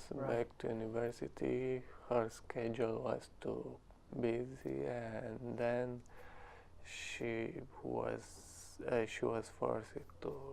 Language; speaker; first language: English; non-native, learner; Romanian